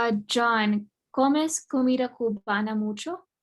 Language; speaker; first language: Spanish; non-native, learner; English